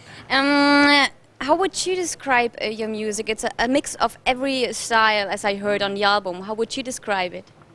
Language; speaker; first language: English; non-native, fluent; German